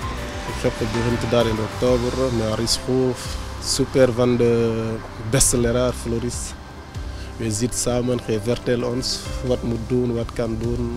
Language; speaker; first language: Dutch; non-native, learner; Wolof